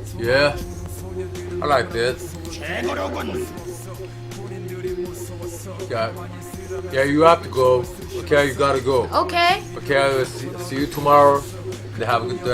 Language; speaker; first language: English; non-native, learner; Korean